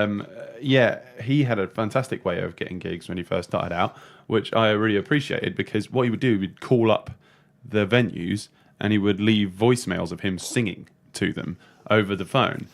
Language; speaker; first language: English; native; English